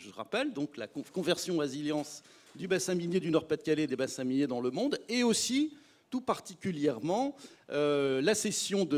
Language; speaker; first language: French; native; French